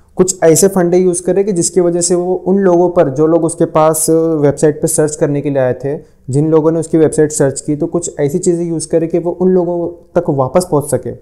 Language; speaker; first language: Hindi; non-native, local second language; Urdu